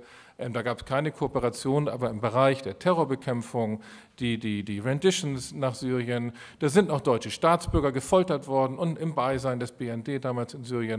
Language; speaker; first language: German; native; German